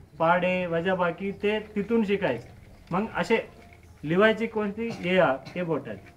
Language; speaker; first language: Marathi; non-native, fluent; Kannada